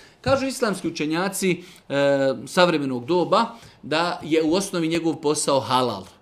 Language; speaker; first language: Serbian; native; Serbian